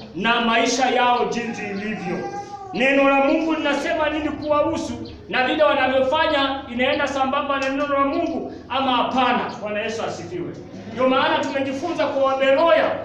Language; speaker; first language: Swahili; non-native, local second language; Luyia